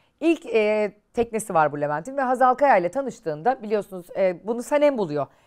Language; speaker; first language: Turkish; native; Turkish